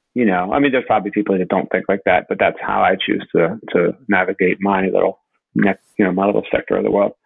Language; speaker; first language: English; native; English